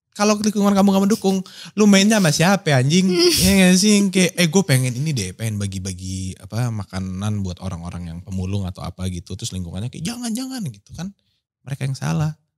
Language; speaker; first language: Indonesian; native; Indonesian